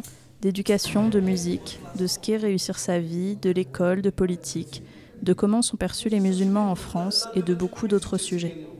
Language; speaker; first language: French; native; French